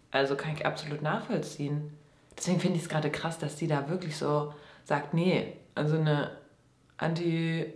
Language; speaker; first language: German; native; German